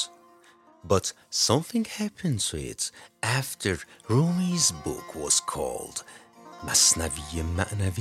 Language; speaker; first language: English; non-native, fluent; Persian